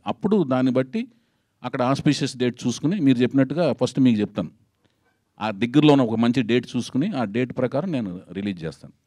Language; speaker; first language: Telugu; native; Telugu